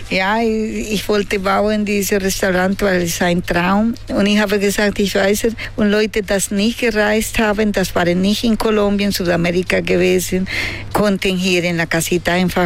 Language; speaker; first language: German; non-native, learner; Spanish